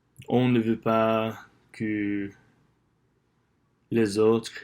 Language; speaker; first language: French; non-native, learner; English